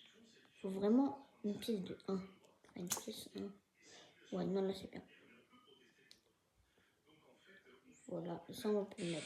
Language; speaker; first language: French; native; French